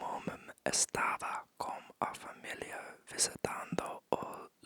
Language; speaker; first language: Portuguese; non-native, learner; English